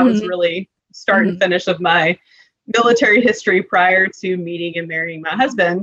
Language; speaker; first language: English; native; English